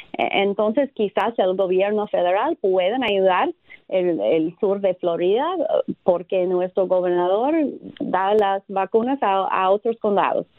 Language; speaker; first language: Spanish; non-native, fluent; English